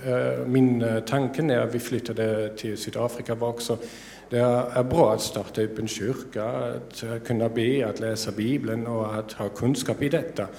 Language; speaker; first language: Swedish; non-native, fluent; German